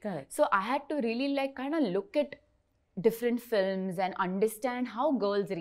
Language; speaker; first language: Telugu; non-native, learner; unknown